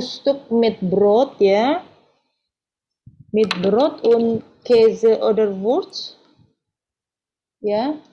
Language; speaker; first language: German; non-native, fluent; Indonesian